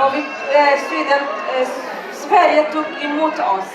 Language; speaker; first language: Swedish; non-native, learner; Swahili